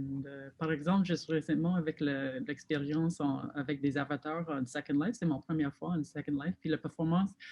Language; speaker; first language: French; non-native, fluent; English